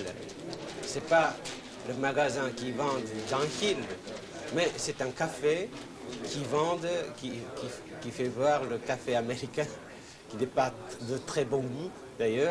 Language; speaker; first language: French; non-native, fluent; Japanese